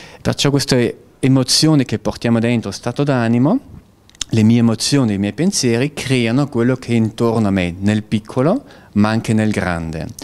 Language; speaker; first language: Italian; non-native, fluent; German